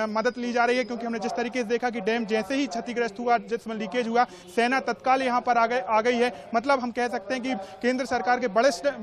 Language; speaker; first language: Hindi; native; Hindi